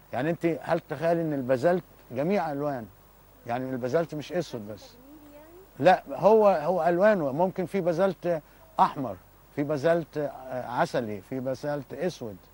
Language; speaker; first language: Arabic; native; Arabic